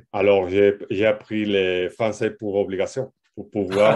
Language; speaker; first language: French; non-native, learner; Spanish